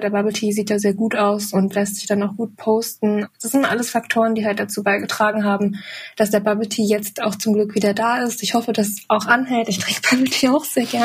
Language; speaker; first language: German; early bilingual, other home language; Vietnamese